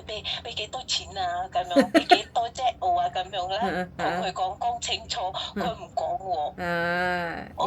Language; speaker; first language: Cantonese; non-native, fluent; Javanese